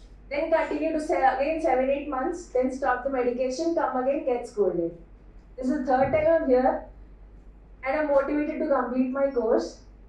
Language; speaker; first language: English; non-native, local second language; Telugu